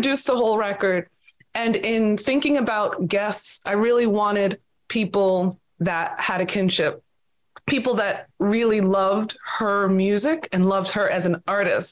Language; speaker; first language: English; native; English